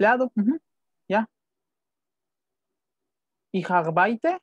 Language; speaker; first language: German; non-native, fluent; Spanish